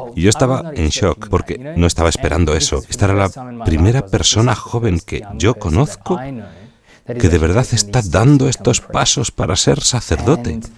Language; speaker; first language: Spanish; non-native, fluent; English